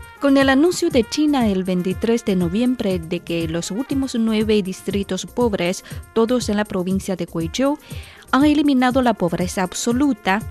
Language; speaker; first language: Spanish; non-native, fluent; Chinese